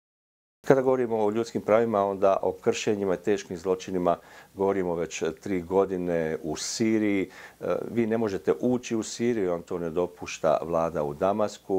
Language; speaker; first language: Serbian; native; Serbian